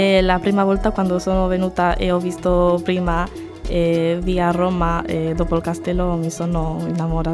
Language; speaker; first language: Italian; non-native, learner; Spanish